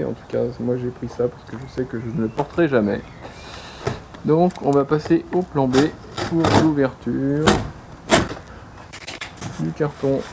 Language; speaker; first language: French; native; French